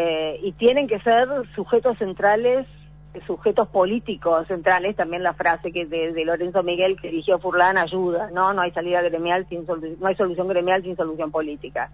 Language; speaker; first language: Spanish; native; Spanish